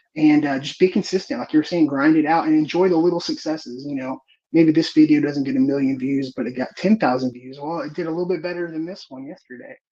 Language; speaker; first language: English; native; English